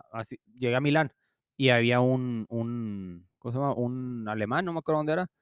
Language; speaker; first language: Spanish; native; Spanish